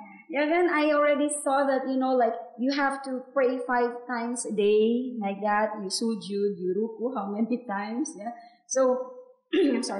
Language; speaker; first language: English; non-native, local second language; Filipino